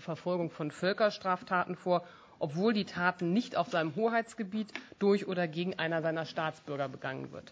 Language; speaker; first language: German; native; German